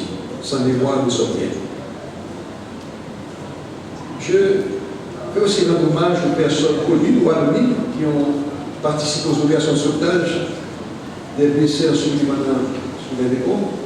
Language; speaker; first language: French; non-native, local second language; Haitian Creole